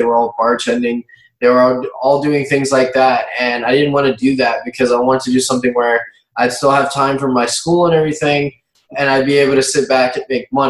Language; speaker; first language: English; native; English